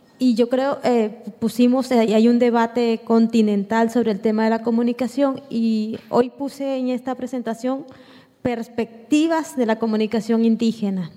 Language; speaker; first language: Spanish; non-native, local second language; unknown